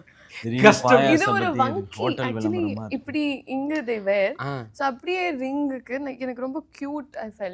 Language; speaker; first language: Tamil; non-native, learner; Telugu